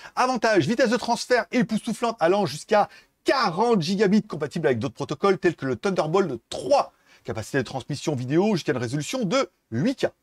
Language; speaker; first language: French; native; French